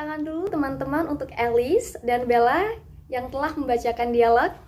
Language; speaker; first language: Indonesian; native; Indonesian